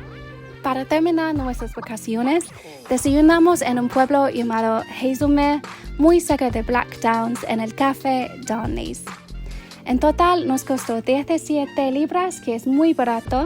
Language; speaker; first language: Spanish; non-native, learner; English